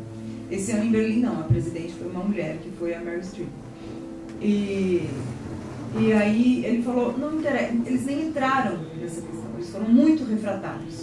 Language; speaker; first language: Portuguese; native; Portuguese